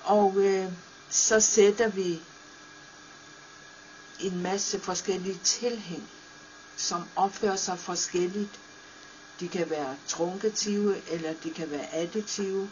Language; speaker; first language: Danish; non-native, local second language; Kalaallisut